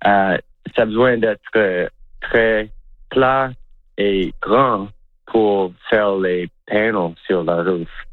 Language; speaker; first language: French; non-native, local second language; English